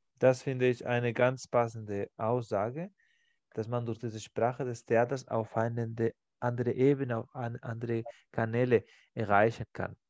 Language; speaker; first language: German; non-native, fluent; Spanish